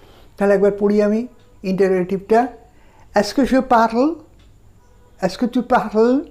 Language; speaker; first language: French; non-native, fluent; Bangla